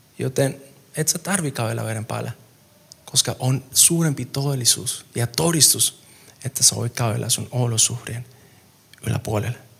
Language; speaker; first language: Finnish; non-native, fluent; Spanish